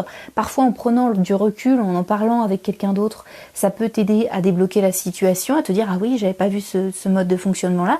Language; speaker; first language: French; native; French